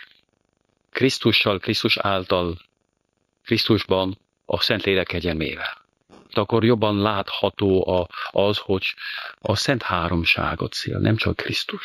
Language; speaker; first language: Hungarian; non-native, fluent; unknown